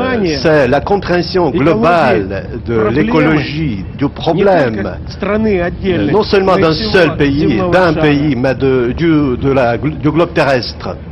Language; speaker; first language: French; non-native, fluent; Russian